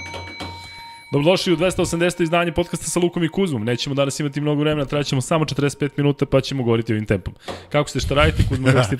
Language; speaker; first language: Serbian; native; Serbian